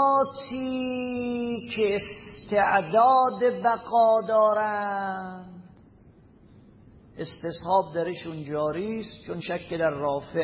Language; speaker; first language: Persian; native; Persian